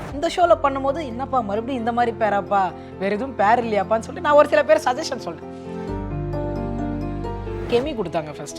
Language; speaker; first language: Tamil; native; Tamil